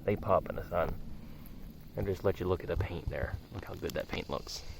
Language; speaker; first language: English; native; English